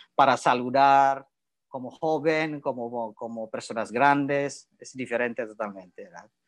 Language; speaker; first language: Spanish; non-native, learner; Indonesian